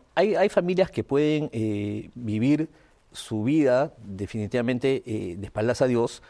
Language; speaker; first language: Spanish; native; Spanish